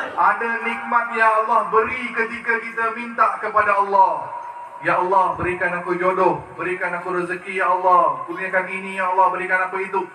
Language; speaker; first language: Malay; early bilingual, other home language; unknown